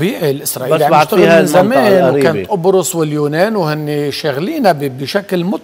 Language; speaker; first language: Arabic; native; Arabic